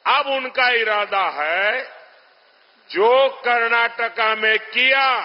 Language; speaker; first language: Hindi; non-native, local second language; Gujarati